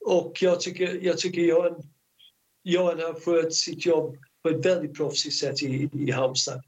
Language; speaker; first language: Swedish; non-native, fluent; English